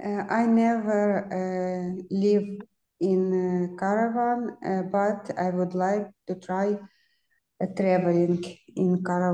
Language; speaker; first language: English; non-native, learner; Ukrainian